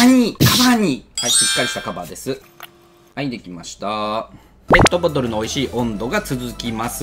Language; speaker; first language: Japanese; native; Japanese